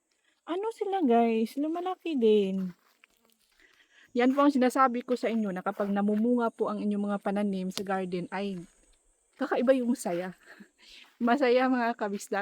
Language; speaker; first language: Filipino; non-native, local second language; Cebuano